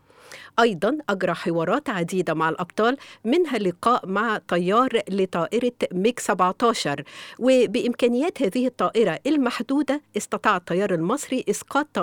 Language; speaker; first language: Arabic; native; Arabic